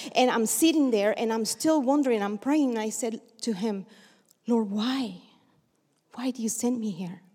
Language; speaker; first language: English; early bilingual, other home language; Spanish